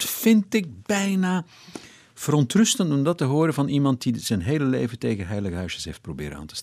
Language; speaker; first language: Dutch; native; Dutch